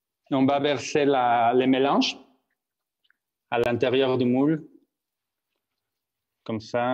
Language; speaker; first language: French; non-native, fluent; Spanish